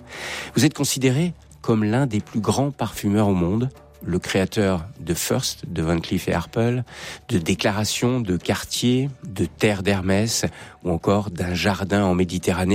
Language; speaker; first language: French; native; French